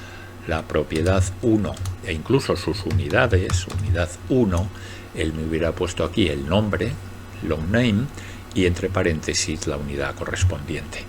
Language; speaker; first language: Spanish; native; Spanish